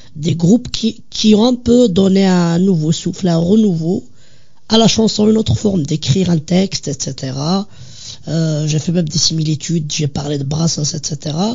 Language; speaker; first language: French; non-native, local second language; Kabyle